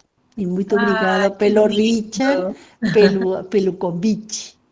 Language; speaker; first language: Portuguese; non-native, fluent; Spanish